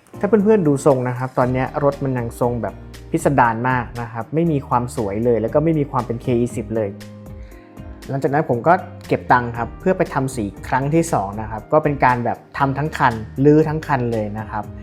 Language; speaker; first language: Thai; native; Thai